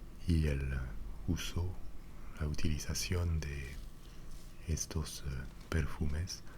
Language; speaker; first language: Spanish; non-native, fluent; French